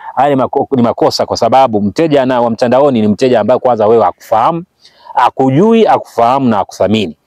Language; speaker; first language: Swahili; native; Swahili